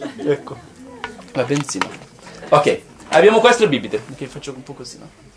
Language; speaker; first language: Italian; non-native, fluent; Portuguese